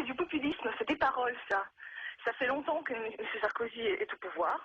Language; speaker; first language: French; non-native, fluent; Russian